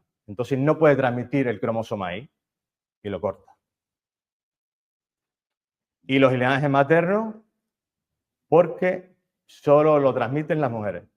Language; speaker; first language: Spanish; native; Spanish